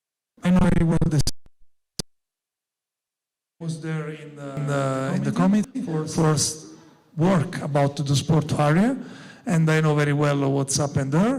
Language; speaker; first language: English; non-native, learner; Italian